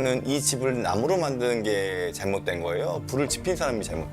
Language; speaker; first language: Korean; native; Korean